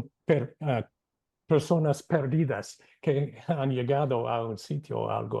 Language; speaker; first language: Spanish; non-native, fluent; English